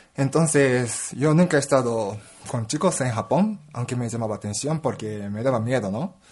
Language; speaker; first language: Spanish; non-native, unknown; Japanese